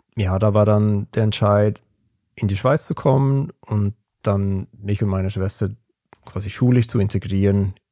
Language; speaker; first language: German; early bilingual, other home language; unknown